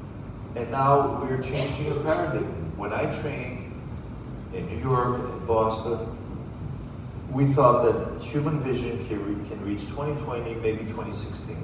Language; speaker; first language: English; non-native, fluent; Greek